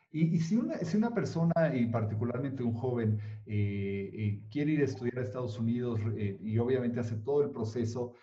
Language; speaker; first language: Spanish; native; Spanish